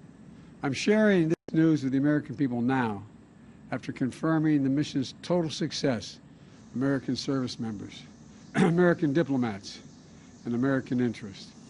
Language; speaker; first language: English; native; English